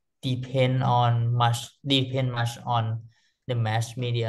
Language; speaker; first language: English; non-native, learner; Thai